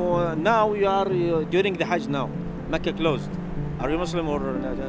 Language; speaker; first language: English; non-native, learner; Arabic